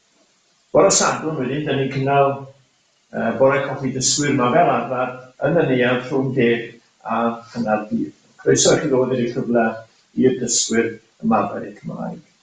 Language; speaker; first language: Welsh; native; Welsh